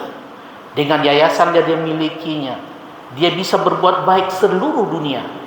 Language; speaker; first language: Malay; non-native, local second language; Minangkabau